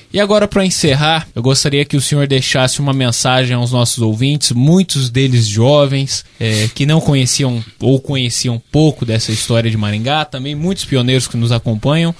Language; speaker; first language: Portuguese; native; Portuguese